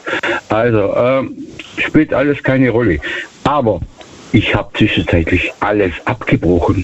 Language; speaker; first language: German; native; German